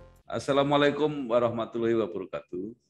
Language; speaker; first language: Indonesian; native; Indonesian